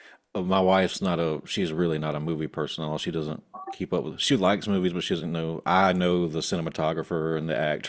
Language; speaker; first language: English; native; English